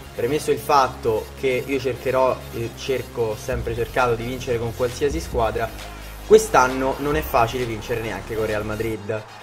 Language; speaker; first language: Italian; native; Italian